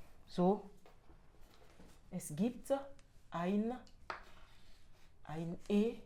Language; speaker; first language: German; non-native, fluent; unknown